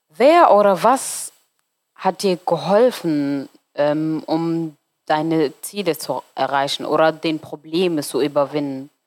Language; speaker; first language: German; non-native, fluent; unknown